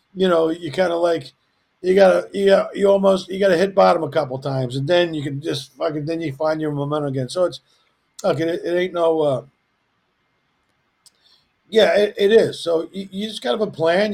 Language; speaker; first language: English; native; English